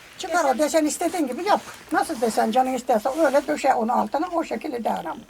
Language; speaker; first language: Turkish; native; Turkish